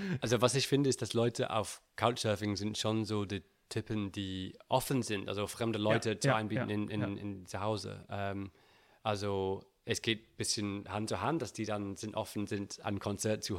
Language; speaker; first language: German; non-native, learner; English